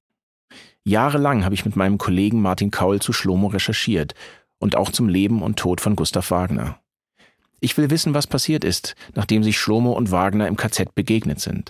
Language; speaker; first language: German; native; German